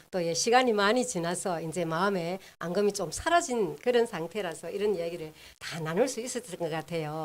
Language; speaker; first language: Korean; native; Korean